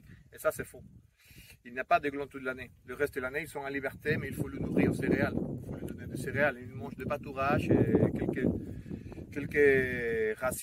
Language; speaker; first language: French; non-native, fluent; Spanish